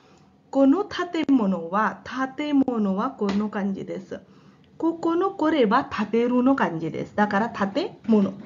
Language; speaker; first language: Japanese; non-native, fluent; Hindi